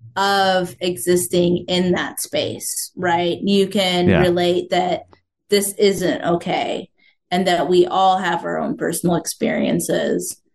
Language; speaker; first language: English; native; English